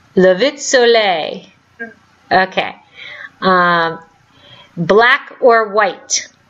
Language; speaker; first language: English; native; English